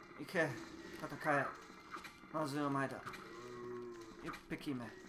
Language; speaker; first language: Japanese; non-native, learner; English